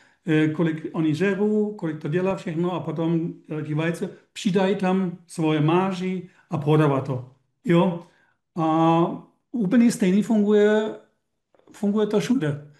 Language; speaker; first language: Czech; non-native, learner; German